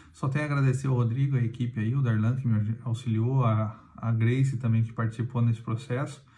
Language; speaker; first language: Portuguese; native; Portuguese